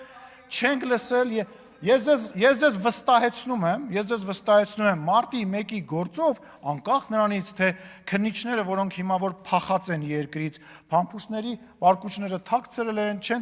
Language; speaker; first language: Armenian; native; Armenian